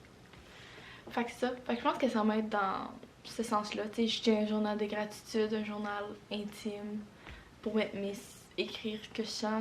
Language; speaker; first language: French; native; French